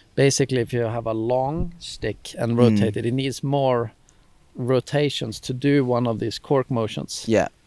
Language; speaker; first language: English; non-native, fluent; Swedish